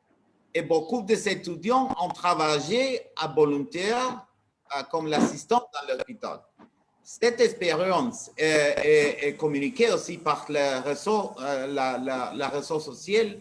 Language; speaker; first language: French; non-native, learner; Spanish